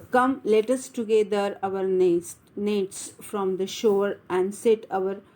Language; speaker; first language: English; non-native, local second language; Marathi